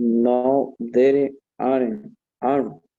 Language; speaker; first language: English; non-native, learner; Spanish